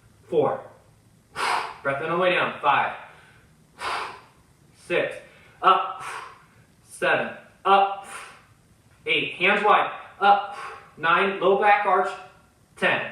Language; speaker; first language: English; native; English